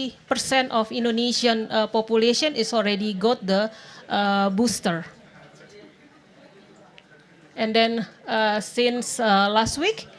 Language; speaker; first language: English; non-native, fluent; Indonesian